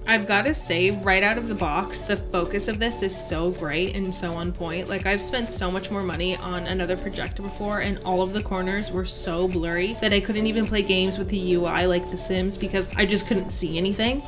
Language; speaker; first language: English; native; English